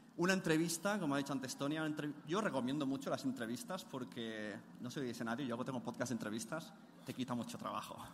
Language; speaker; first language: Spanish; native; Spanish